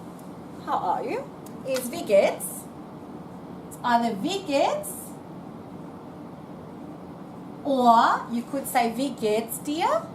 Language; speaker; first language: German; non-native, fluent; English